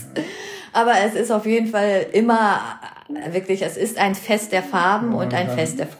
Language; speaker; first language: German; early bilingual, other home language; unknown